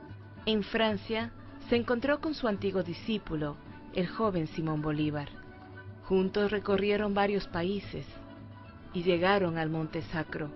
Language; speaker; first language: Spanish; native; Spanish